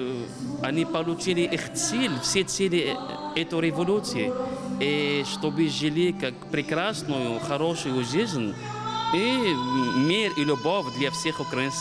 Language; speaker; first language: Ukrainian; non-native, learner; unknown